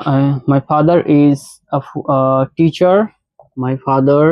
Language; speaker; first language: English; non-native, learner; Bangla